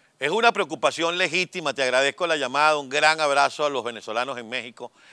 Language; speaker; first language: Spanish; native; Spanish